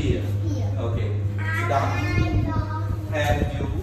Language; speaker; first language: English; non-native, learner; Khmer